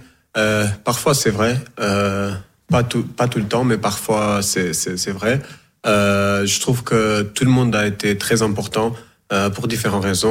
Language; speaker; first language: French; non-native, fluent; Portuguese